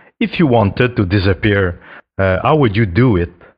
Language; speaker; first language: English; non-native, fluent; French